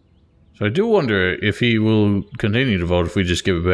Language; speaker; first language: English; native; English